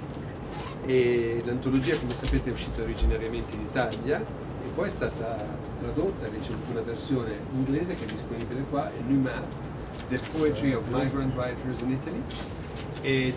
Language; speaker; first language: Italian; native; Italian